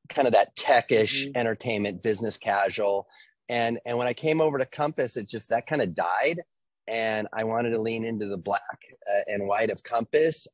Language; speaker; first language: English; native; English